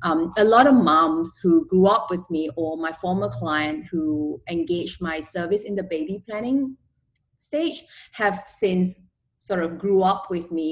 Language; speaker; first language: English; non-native, local second language; Chinese